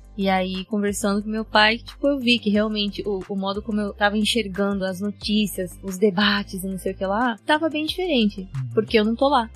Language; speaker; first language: Portuguese; early bilingual, heritage; Japanese